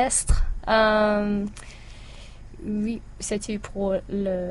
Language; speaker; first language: French; non-native, learner; English